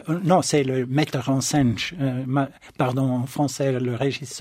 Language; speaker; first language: French; non-native, local second language; German